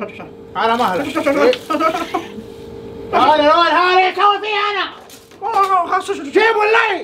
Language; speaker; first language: Arabic; native; Arabic